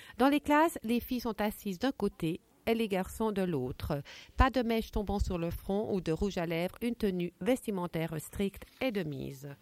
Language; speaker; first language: French; native; French